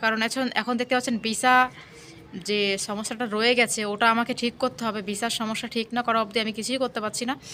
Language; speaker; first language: Bangla; native; Bangla